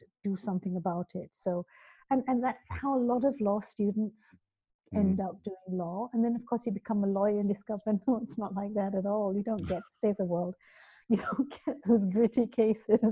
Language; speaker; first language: English; native; English